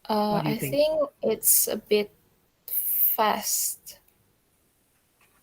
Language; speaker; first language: English; non-native, learner; Indonesian